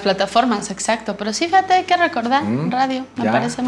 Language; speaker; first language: Spanish; native; Spanish